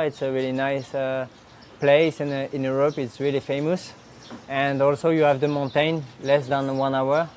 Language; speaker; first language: English; non-native, learner; French